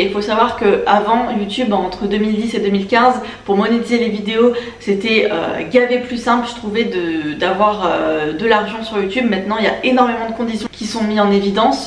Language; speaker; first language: French; native; French